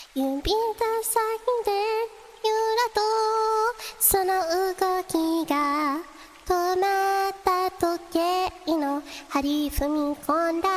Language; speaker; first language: Japanese; non-native, learner; English